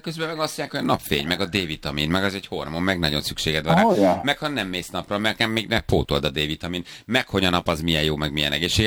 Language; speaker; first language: Hungarian; native; Hungarian